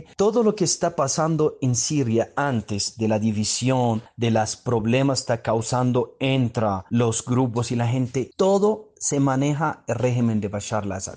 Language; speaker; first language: Spanish; non-native, fluent; Arabic